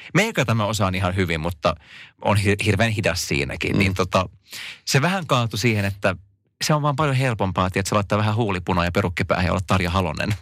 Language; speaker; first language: Finnish; non-native, local second language; Swedish